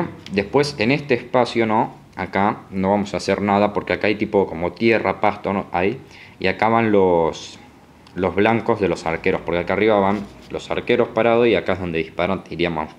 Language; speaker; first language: Spanish; native; Spanish